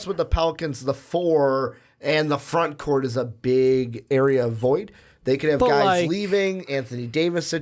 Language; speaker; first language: English; native; English